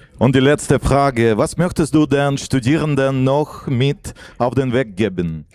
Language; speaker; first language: German; non-native, fluent; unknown